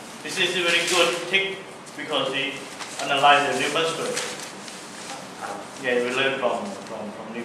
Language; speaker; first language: English; non-native, learner; Thai